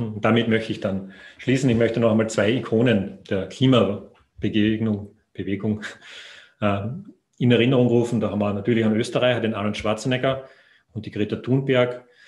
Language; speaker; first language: German; native; German